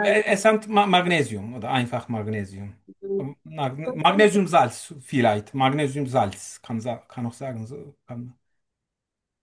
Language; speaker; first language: German; non-native, fluent; Turkish